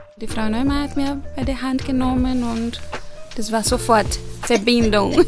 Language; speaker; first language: German; non-native, fluent; Portuguese